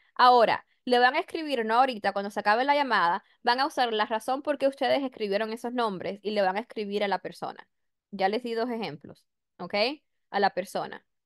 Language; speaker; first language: Spanish; early bilingual, heritage; Spanish